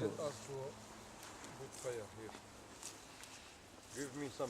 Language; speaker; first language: English; non-native, learner; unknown